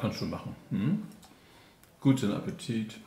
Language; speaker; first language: German; native; German